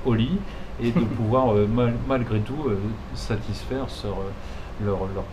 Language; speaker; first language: French; native; French